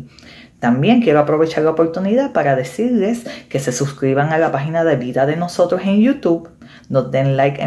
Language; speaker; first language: Spanish; native; Spanish